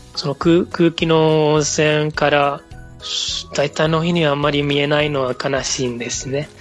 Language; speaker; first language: Japanese; non-native, fluent; Spanish